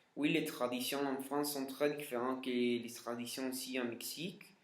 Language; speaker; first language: French; non-native, learner; Spanish